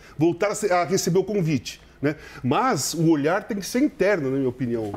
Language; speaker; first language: Portuguese; native; Portuguese